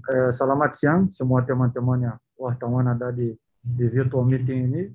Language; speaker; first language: Indonesian; non-native, learner; Portuguese